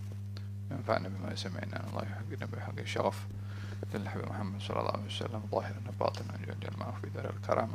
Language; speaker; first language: Arabic; non-native, fluent; Malay